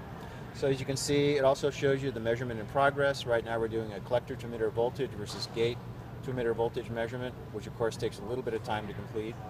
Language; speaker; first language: English; native; English